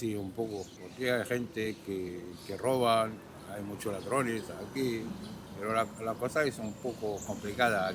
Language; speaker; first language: Spanish; non-native, learner; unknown